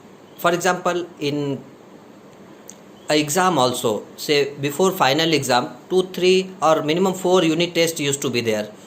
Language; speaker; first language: English; non-native, local second language; Hindi